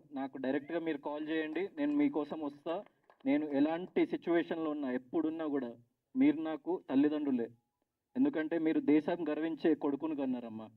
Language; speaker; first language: Telugu; native; Telugu